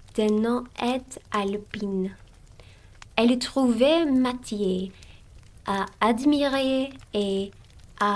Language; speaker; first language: French; non-native, learner; English